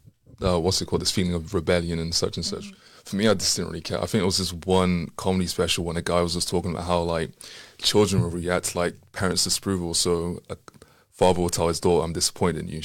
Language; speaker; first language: English; native; English